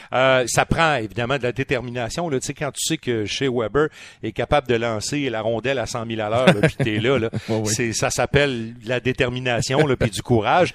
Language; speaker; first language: French; native; French